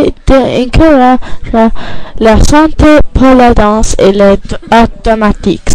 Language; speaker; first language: French; non-native, learner; English